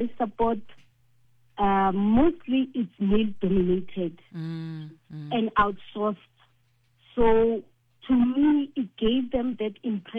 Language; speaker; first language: English; non-native, local second language; Northern Sotho